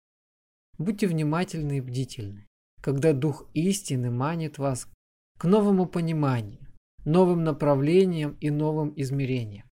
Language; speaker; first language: Russian; native; Russian